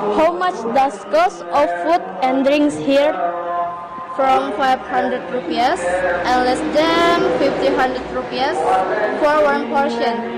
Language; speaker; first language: English; non-native, learner; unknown